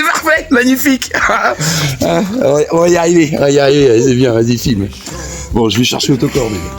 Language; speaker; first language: French; native; French